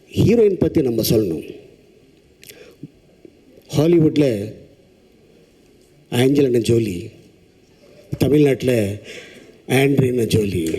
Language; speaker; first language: Tamil; non-native, local second language; Telugu